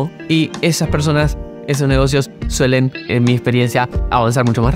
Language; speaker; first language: Spanish; native; Spanish